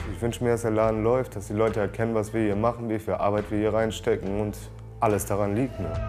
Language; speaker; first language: German; early bilingual, other home language; Polish